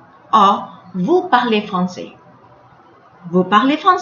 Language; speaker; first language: French; non-native, fluent; Malay